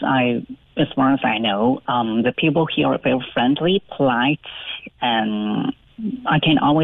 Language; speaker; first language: English; non-native, fluent; Chinese